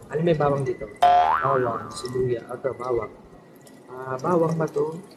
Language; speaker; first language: Filipino; non-native, local second language; Pangasinan